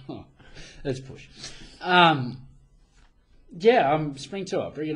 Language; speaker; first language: English; native; English